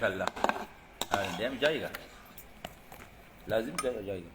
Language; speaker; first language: Hindi; non-native, learner; Pashto